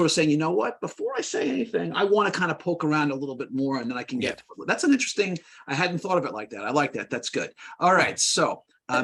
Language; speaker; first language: English; native; English